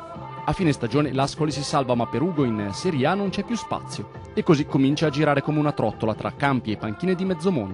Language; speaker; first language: Italian; native; Italian